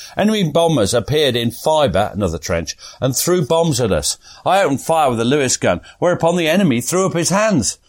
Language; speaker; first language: English; native; English